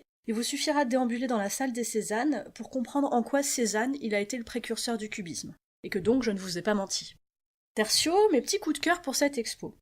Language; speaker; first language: French; native; French